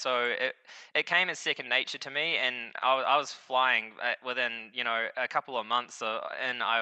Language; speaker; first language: English; native; English